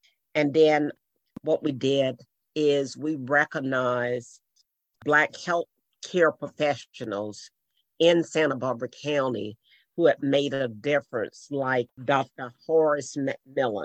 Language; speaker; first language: English; native; English